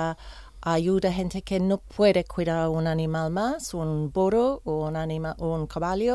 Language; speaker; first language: Spanish; non-native, learner; English